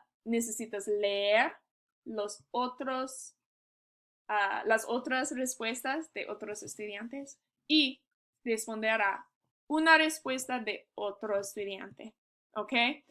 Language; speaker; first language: Spanish; non-native, learner; English